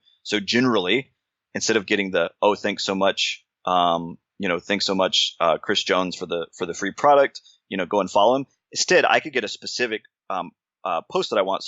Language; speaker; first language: English; native; English